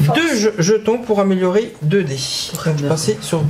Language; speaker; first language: French; native; French